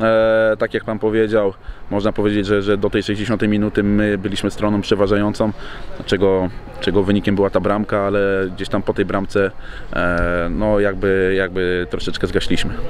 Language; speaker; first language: Polish; native; Polish